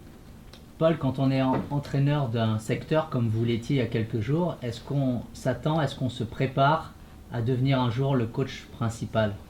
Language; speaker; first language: French; native; French